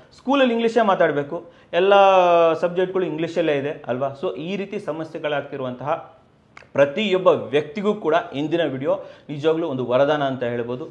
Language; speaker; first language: Kannada; native; Kannada